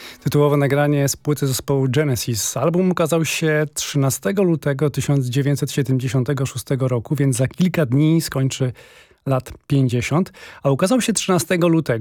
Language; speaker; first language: Polish; native; Polish